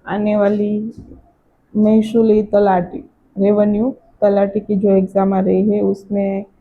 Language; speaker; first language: Hindi; non-native, local second language; Gujarati